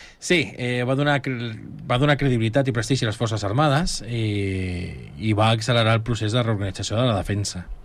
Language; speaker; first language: Catalan; native; Catalan